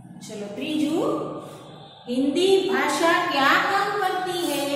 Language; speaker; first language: Hindi; non-native, local second language; Gujarati